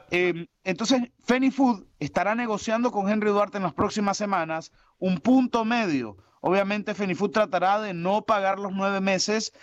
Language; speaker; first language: Spanish; native; Spanish